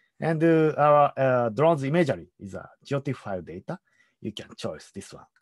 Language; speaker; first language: English; non-native, learner; Japanese